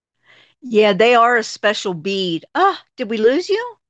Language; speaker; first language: English; native; English